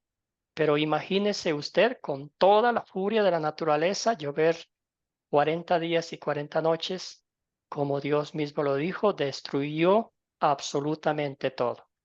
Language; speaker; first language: Spanish; native; Spanish